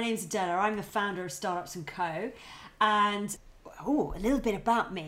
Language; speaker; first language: English; native; English